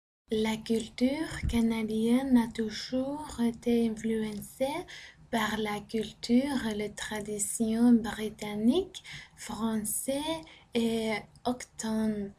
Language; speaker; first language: French; non-native, learner; Norwegian